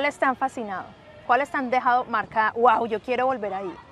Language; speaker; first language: Spanish; native; Spanish